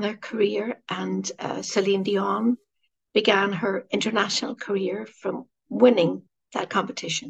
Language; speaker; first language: English; native; English